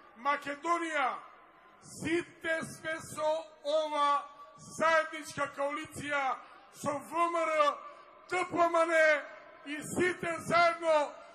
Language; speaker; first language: Macedonian; non-native, local second language; Romany